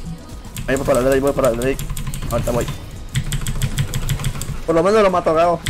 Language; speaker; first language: Spanish; native; Spanish